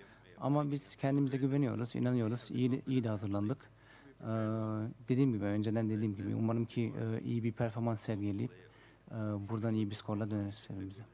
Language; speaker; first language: Turkish; early bilingual, heritage; Turkish